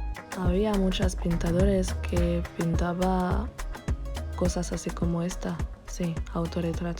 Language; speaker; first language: Spanish; non-native, learner; French